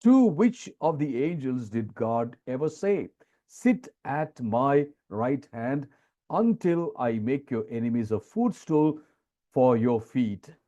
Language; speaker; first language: English; non-native, local second language; Tamil